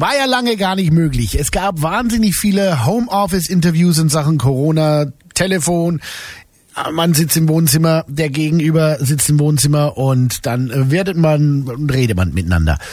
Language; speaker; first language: German; native; German